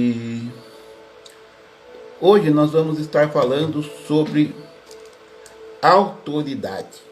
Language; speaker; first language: Portuguese; native; Portuguese